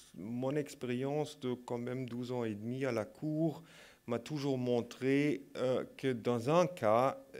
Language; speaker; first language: French; non-native, fluent; German